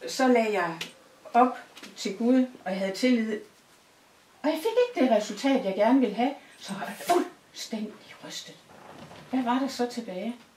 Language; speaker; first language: Danish; native; Danish